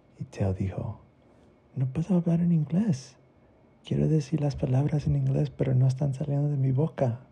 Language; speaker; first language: Spanish; early bilingual, heritage; Spanish